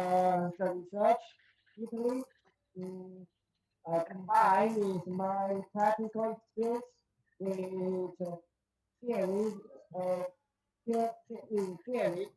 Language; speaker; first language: English; non-native, learner; Chinese